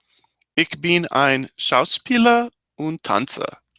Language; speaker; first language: German; non-native, learner; Spanish